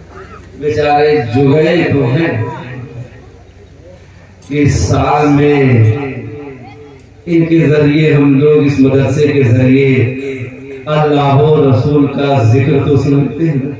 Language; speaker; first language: Urdu; native; Urdu